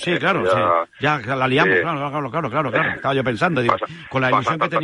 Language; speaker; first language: Spanish; native; Spanish